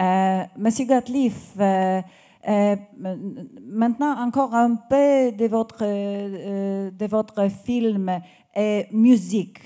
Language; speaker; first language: French; non-native, learner; Polish